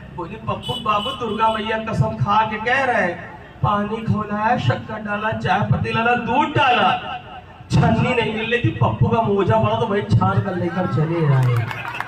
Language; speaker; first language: Hindi; native; Hindi